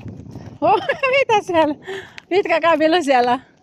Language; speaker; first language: Finnish; non-native, learner; Filipino